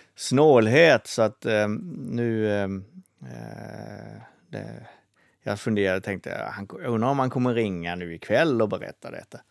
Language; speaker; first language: Swedish; native; Swedish